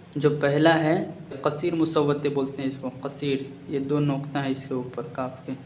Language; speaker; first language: Hindi; native; Hindi